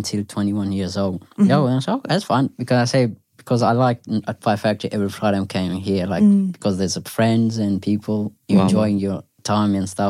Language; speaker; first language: English; non-native, fluent; Pashto